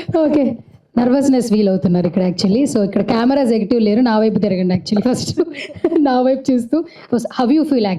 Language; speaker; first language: Telugu; native; Telugu